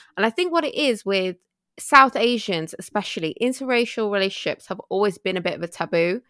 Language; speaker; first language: English; early bilingual, other home language; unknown